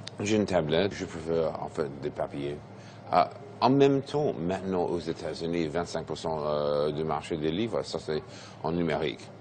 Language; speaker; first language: French; non-native, fluent; English